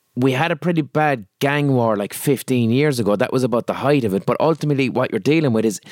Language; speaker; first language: English; native; English